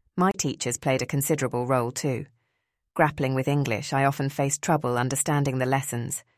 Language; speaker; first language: English; early bilingual, other home language; Spanish